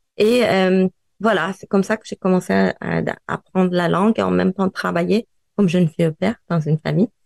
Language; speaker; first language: French; non-native, fluent; Persian